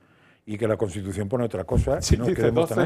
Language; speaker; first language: Spanish; native; Spanish